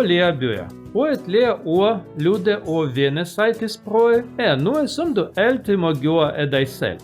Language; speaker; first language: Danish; non-native, learner; Russian